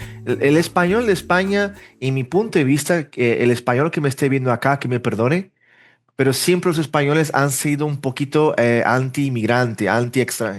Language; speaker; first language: Spanish; early bilingual, heritage; Portuguese